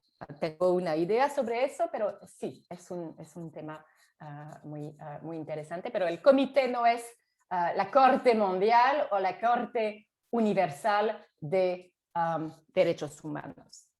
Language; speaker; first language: Spanish; non-native, fluent; French